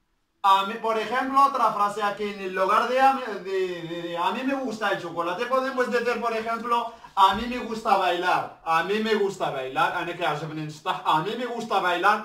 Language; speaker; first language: Spanish; non-native, learner; Arabic